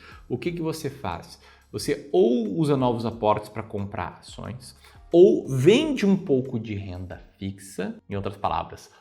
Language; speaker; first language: Portuguese; native; Portuguese